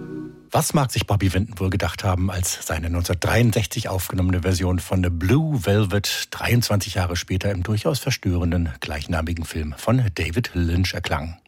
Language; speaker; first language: German; native; German